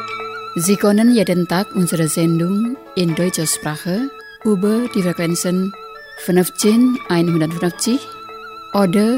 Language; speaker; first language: German; non-native, fluent; Indonesian